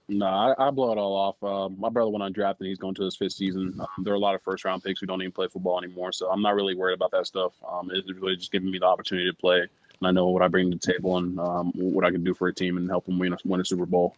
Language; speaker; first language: English; native; English